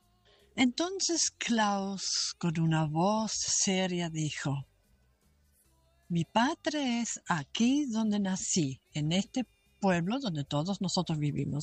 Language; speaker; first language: Spanish; non-native, local second language; German